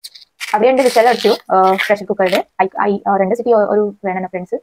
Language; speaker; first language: Malayalam; non-native, learner; Hindi